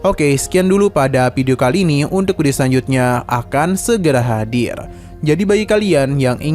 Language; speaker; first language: Indonesian; native; Indonesian